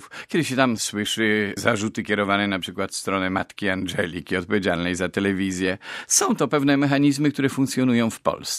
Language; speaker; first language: Polish; native; Polish